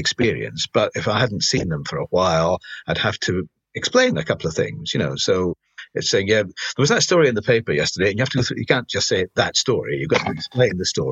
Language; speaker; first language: English; native; English